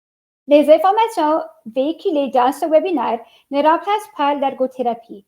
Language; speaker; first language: French; native; French